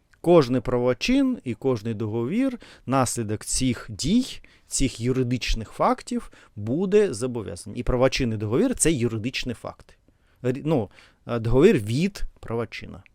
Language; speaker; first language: Ukrainian; non-native, learner; Russian